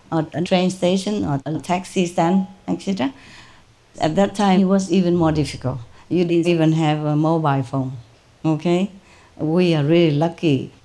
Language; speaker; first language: English; non-native, fluent; Vietnamese